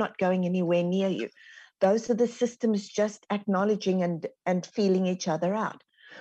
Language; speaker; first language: English; native; English